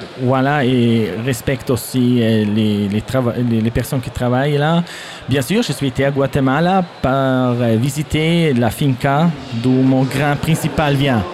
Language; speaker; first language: French; non-native, learner; German